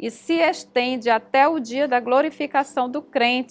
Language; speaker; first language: Portuguese; native; Portuguese